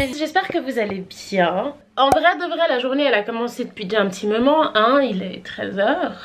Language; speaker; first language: French; native; French